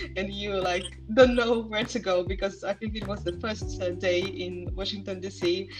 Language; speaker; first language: English; non-native, fluent; Estonian